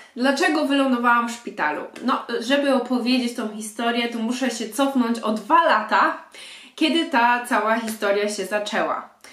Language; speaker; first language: Polish; early bilingual, heritage; Polish